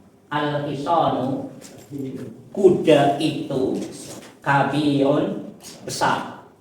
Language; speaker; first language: Arabic; non-native, learner; Indonesian